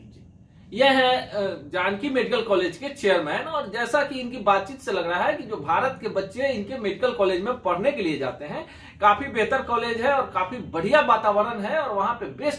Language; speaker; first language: Hindi; native; Hindi